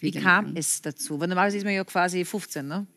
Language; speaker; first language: German; native; German